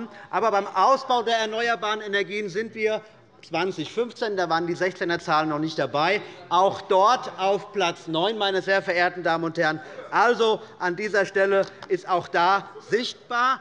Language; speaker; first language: German; native; German